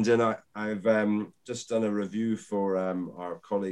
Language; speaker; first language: English; native; English